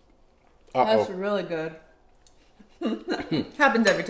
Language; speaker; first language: English; native; English